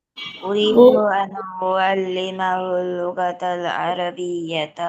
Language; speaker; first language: Arabic; non-native, learner; Bangla